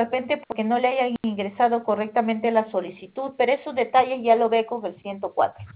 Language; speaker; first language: Spanish; native; Spanish